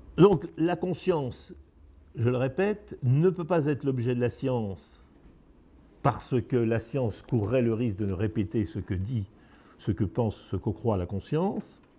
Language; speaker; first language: French; native; French